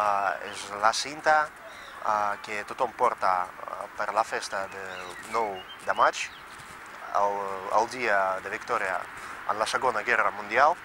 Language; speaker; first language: Catalan; non-native, fluent; Russian